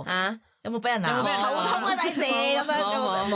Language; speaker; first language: Cantonese; native; Cantonese